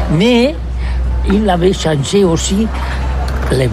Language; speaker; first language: French; non-native, learner; Catalan